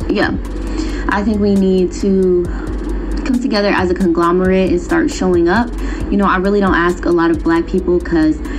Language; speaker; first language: English; native; English